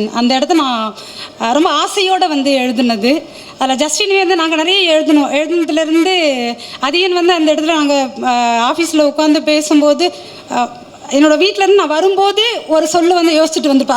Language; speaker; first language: Tamil; native; Tamil